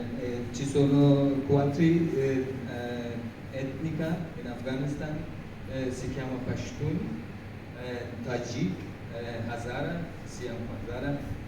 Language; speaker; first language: Italian; non-native, learner; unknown